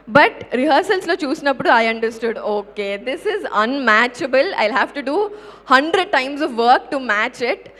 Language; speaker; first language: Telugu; native; Telugu